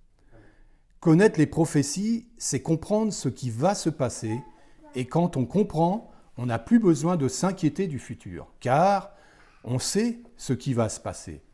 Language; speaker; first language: French; native; French